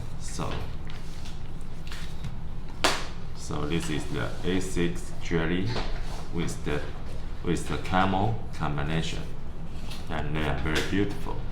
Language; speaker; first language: English; non-native, learner; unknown